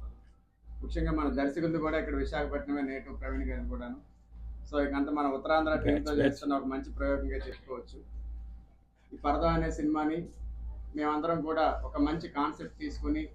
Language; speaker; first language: Telugu; native; Telugu